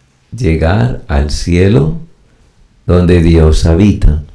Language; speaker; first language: Spanish; native; Spanish